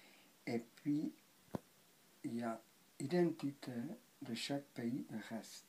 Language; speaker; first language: French; non-native, learner; Czech